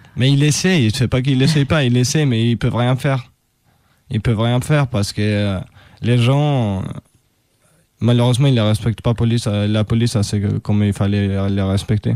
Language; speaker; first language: French; non-native, fluent; Albanian